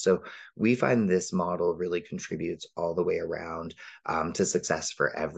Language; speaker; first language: English; native; English